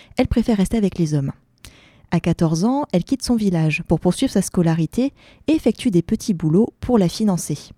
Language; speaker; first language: French; native; French